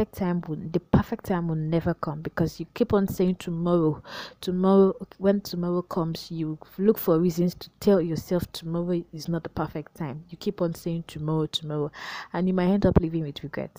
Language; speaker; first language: English; non-native, local second language; Yoruba